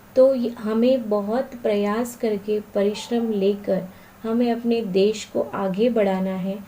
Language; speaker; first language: Hindi; non-native, local second language; Marathi